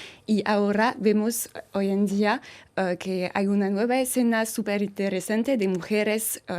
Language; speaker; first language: Spanish; non-native, fluent; French